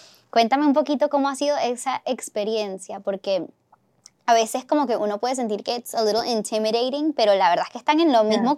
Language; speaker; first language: Spanish; early bilingual, heritage; Spanish